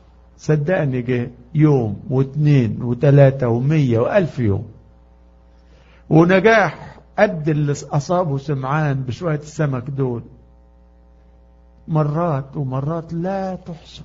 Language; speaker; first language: Arabic; native; Arabic